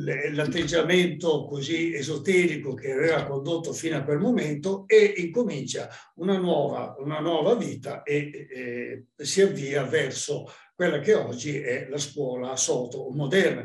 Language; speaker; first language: Italian; native; Italian